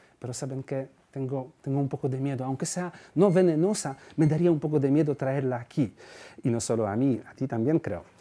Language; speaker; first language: Spanish; non-native, fluent; Polish